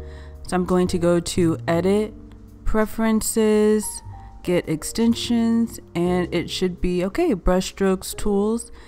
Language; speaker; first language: English; native; English